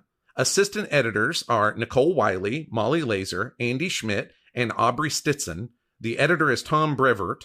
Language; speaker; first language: English; native; English